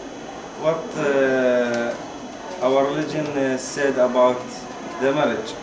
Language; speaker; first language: English; non-native, learner; Arabic